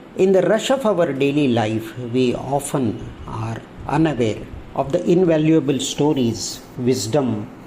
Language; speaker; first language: English; non-native, local second language; Marathi